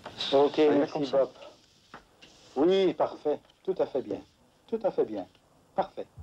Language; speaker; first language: French; native; French